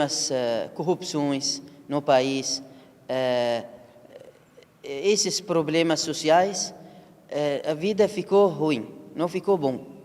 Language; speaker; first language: Portuguese; non-native, learner; Arabic